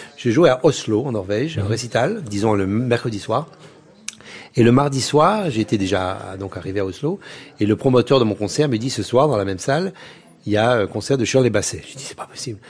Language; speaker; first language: French; native; French